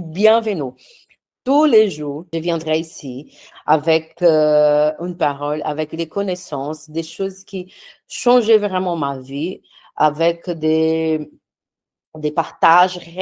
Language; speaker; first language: French; non-native, fluent; Portuguese